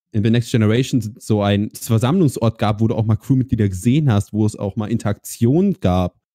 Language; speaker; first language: German; native; German